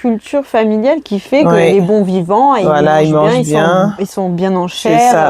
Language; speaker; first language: French; native; French